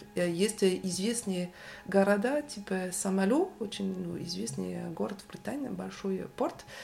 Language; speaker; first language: Russian; non-native, fluent; French